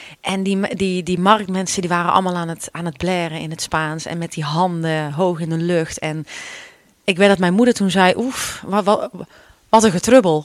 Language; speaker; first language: Dutch; native; Dutch